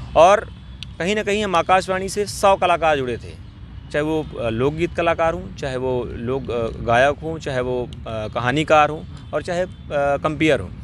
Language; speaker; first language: Hindi; native; Hindi